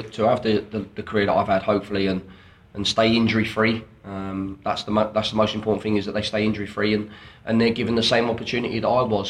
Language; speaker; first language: English; native; English